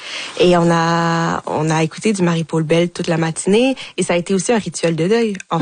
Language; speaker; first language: French; native; French